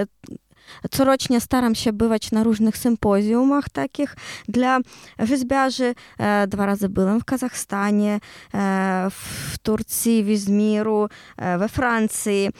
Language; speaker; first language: Polish; non-native, learner; Ukrainian